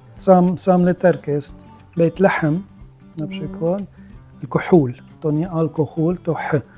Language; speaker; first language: Polish; non-native, learner; Arabic